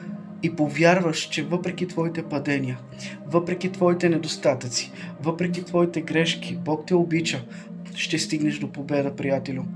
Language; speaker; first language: Bulgarian; native; Bulgarian